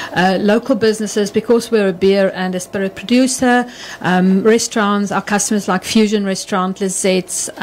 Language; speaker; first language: English; non-native, local second language; Afrikaans